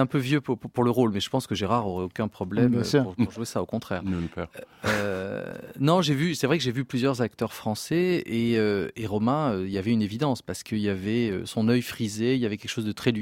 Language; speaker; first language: French; native; French